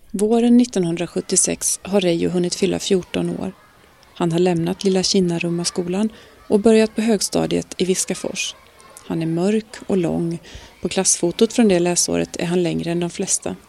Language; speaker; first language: Swedish; native; Swedish